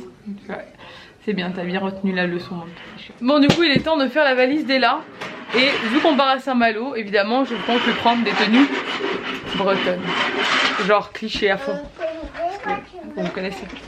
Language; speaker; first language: French; native; French